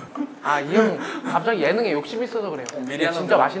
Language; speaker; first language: Korean; native; Korean